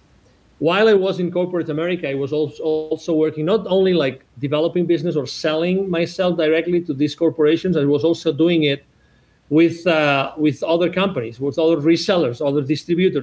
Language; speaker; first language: English; non-native, fluent; Spanish